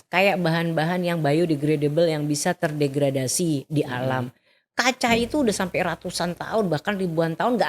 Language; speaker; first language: Indonesian; native; Indonesian